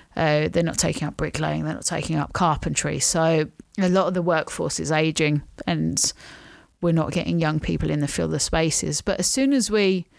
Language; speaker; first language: English; native; English